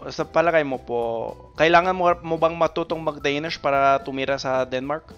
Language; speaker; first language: Filipino; non-native, fluent; English